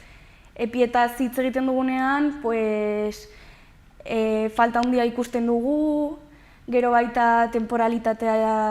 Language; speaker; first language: Basque; non-native, local second language; Spanish